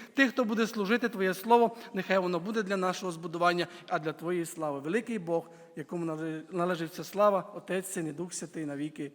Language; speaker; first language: Ukrainian; native; Ukrainian